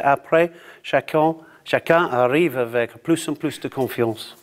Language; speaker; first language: French; non-native, learner; English